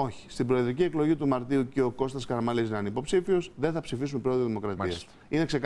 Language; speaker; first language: Greek; native; Greek